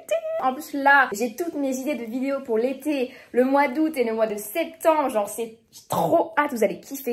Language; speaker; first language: French; native; French